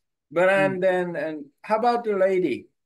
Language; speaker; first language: English; non-native, learner; Korean